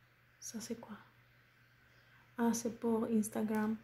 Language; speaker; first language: French; non-native, fluent; Spanish